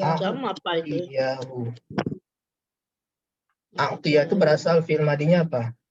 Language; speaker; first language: Indonesian; native; Indonesian